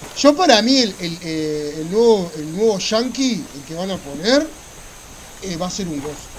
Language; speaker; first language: Spanish; native; Spanish